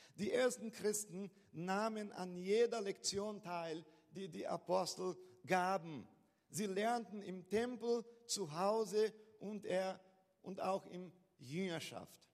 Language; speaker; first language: German; non-native, fluent; Portuguese